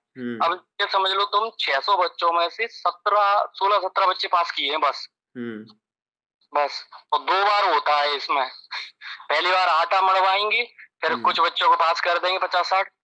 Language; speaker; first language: Hindi; native; Hindi